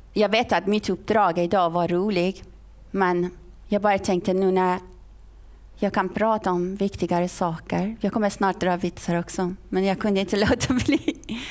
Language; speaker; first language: Swedish; non-native, fluent; Persian